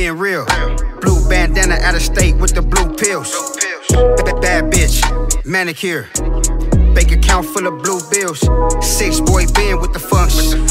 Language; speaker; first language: English; native; English